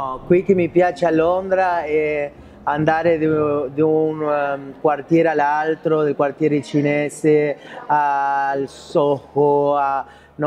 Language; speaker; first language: Italian; non-native, fluent; Spanish